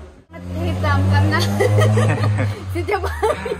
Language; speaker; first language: Indonesian; non-native, learner; Cebuano